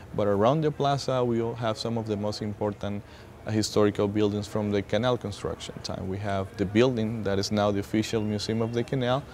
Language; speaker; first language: English; non-native, fluent; Spanish